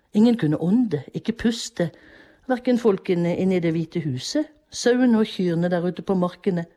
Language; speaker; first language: Norwegian; early bilingual, other home language; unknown